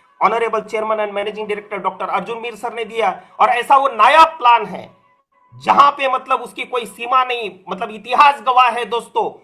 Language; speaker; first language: Hindi; non-native, local second language; Marathi